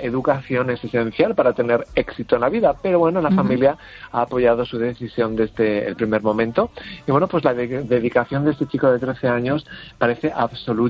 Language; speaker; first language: Spanish; native; Spanish